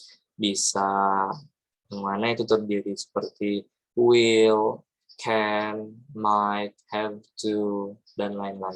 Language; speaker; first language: Indonesian; native; Indonesian